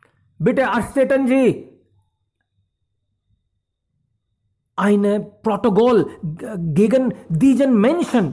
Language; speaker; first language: German; non-native, fluent; Hindi